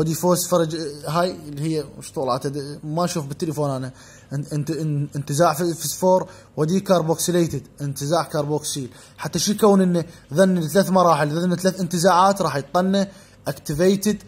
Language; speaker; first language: Arabic; native; Arabic